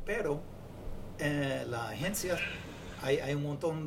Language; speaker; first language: Spanish; non-native, fluent; English